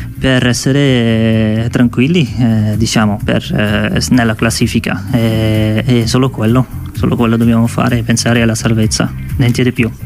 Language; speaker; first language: Italian; non-native, fluent; Dutch